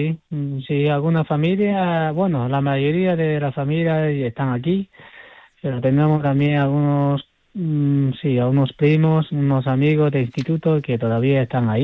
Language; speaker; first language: Spanish; non-native, fluent; Chinese